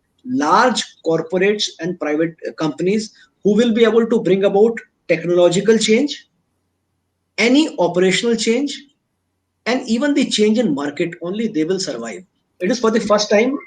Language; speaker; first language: English; non-native, local second language; Hindi